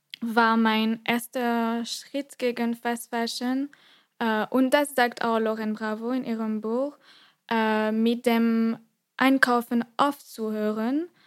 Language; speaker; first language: German; non-native, fluent; French